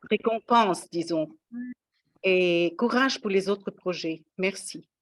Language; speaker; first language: French; non-native, local second language; Arabic